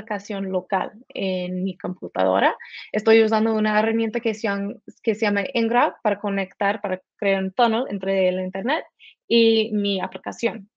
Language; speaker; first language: Spanish; early bilingual, heritage; Spanish